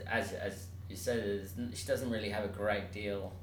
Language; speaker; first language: English; native; English